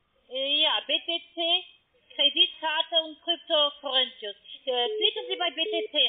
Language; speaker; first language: German; non-native, learner; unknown